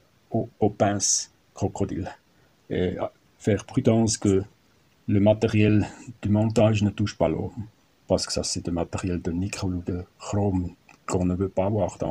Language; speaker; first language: French; non-native, learner; German